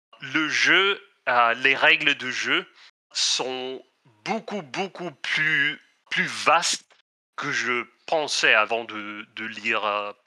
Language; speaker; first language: French; non-native, fluent; Swedish